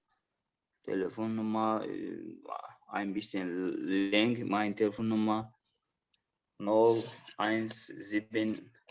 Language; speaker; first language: German; non-native, learner; Azerbaijani